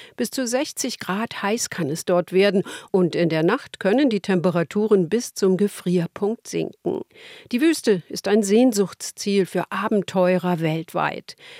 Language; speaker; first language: German; native; German